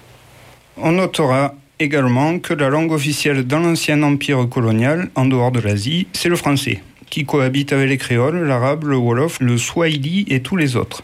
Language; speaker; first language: French; native; French